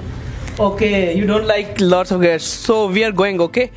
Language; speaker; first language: English; non-native, learner; Urdu